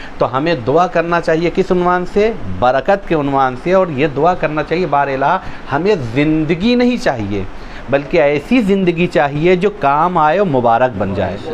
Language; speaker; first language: Urdu; native; Urdu